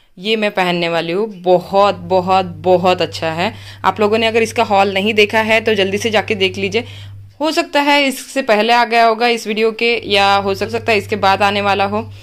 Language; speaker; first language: Hindi; native; Hindi